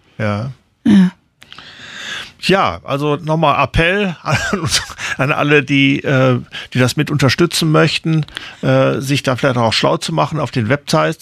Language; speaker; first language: German; native; German